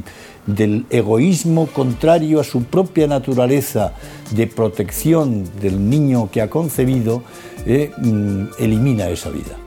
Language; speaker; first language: Spanish; native; Spanish